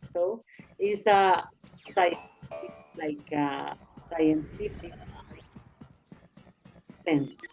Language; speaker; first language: English; non-native, learner; Spanish